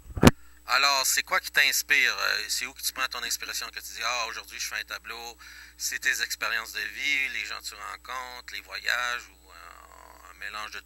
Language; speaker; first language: French; native; French